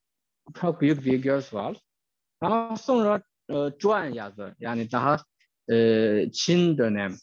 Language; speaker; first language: Turkish; non-native, fluent; Chinese